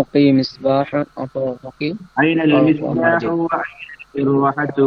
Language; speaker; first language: Arabic; non-native, learner; Bangla